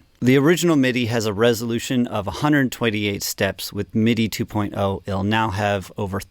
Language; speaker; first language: English; native; English